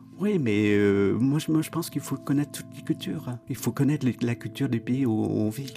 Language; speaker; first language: French; early bilingual, other home language; Khmer